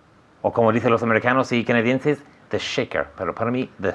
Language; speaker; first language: Spanish; non-native, fluent; English